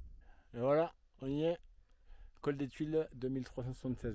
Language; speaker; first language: French; native; French